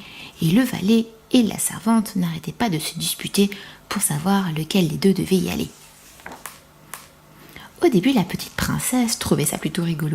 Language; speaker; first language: French; native; French